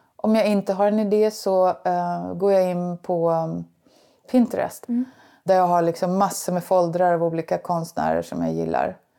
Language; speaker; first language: Swedish; native; Swedish